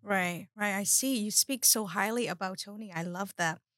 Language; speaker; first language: English; non-native, fluent; Burmese